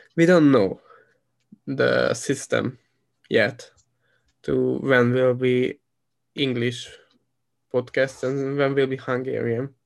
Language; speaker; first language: English; non-native, fluent; Hungarian